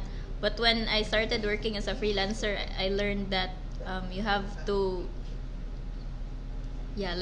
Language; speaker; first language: English; non-native, local second language; Cebuano